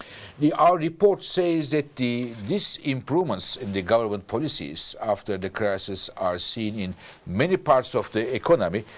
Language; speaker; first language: English; non-native, fluent; Turkish